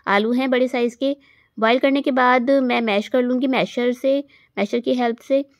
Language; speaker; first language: Hindi; native; Hindi